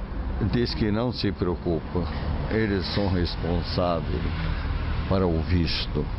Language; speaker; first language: Portuguese; non-native, fluent; Arabic